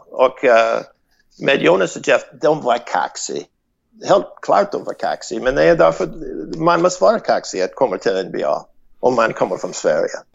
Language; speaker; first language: Swedish; non-native, fluent; English